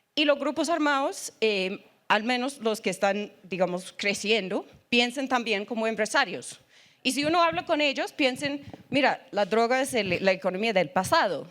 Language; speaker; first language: Spanish; non-native, fluent; English